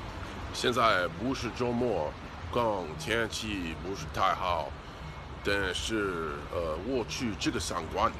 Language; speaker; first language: Chinese; non-native, learner; English